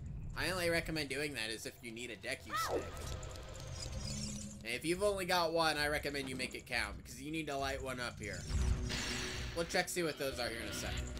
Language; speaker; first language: English; native; English